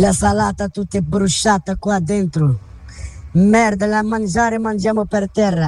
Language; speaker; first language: Italian; non-native, learner; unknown